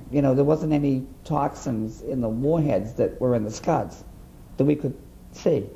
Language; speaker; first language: English; native; English